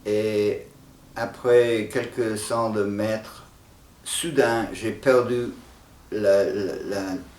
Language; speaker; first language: French; non-native, fluent; English